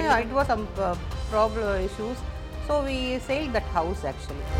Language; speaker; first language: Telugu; non-native, local second language; Tamil